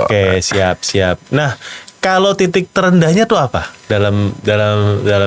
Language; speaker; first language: Indonesian; native; Indonesian